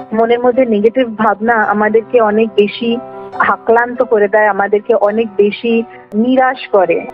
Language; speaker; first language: Bangla; native; Bangla